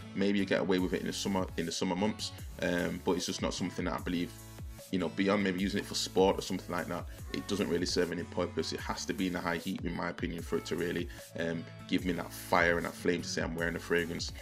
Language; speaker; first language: English; native; English